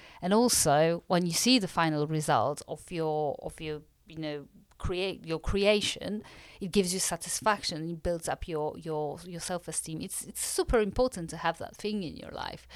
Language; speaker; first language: English; non-native, fluent; Polish